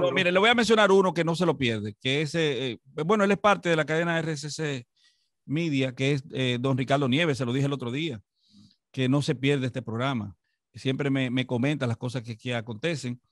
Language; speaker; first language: Spanish; native; Spanish